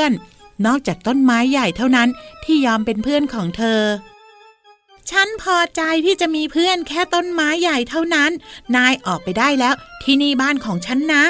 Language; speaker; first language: Thai; native; Thai